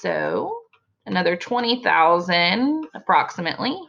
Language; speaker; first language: English; native; English